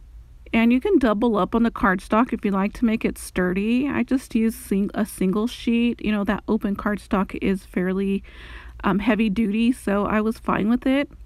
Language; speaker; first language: English; native; English